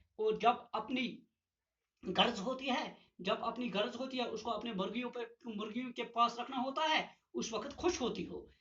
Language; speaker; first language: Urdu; non-native, local second language; Gujari